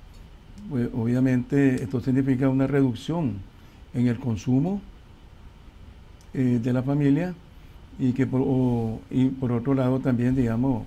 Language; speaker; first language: Spanish; native; Spanish